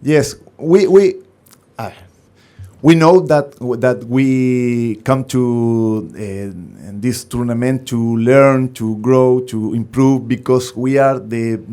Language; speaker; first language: English; non-native, learner; Spanish